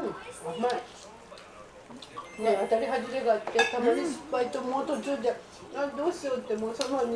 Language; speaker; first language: Japanese; native; Japanese